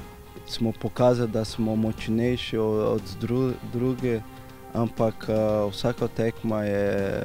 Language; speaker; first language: Slovenian; non-native, learner; Portuguese